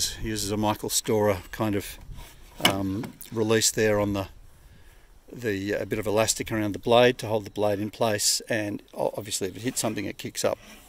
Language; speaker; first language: English; native; English